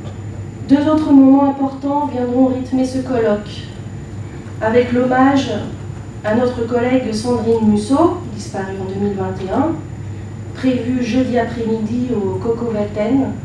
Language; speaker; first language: French; native; French